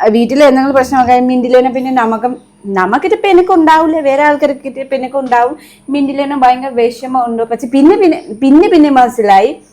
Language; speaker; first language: Malayalam; non-native, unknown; Nepali